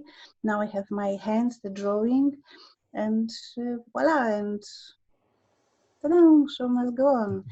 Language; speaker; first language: English; non-native, learner; Polish